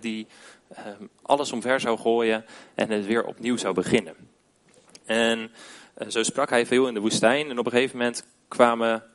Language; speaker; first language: Dutch; native; Dutch